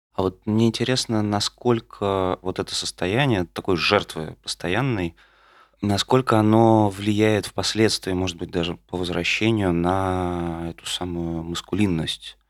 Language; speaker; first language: Russian; native; Russian